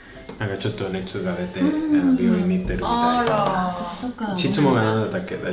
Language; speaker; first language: Japanese; non-native, fluent; Spanish